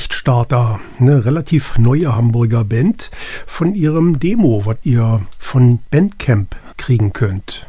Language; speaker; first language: German; native; German